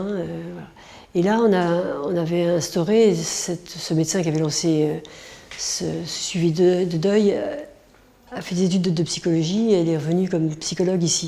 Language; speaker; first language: French; native; French